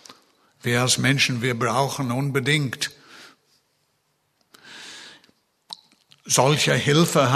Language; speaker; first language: German; non-native, fluent; English